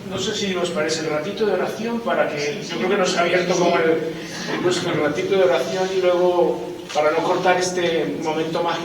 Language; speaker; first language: Spanish; native; Spanish